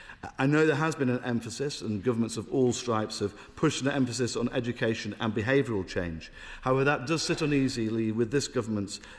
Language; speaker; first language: English; native; English